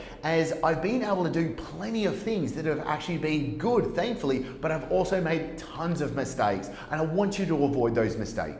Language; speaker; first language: English; native; English